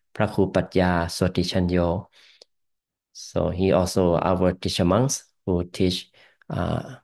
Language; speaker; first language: English; non-native, fluent; Thai